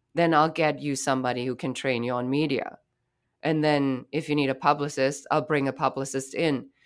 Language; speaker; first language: English; non-native, fluent; German